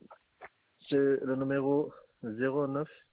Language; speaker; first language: French; non-native, learner; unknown